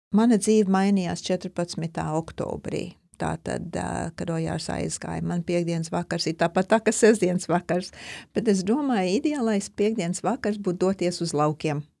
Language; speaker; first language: Latvian; early bilingual, heritage; Latvian